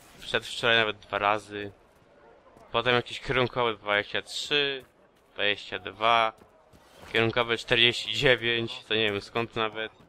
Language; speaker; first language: Polish; early bilingual, heritage; Polish